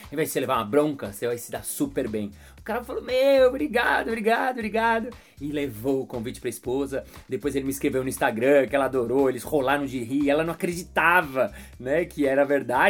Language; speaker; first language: Portuguese; native; Portuguese